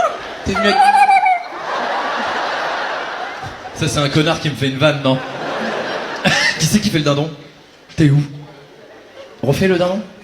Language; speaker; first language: French; native; French